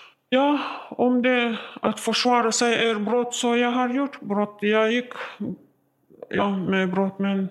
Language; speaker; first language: Swedish; non-native, learner; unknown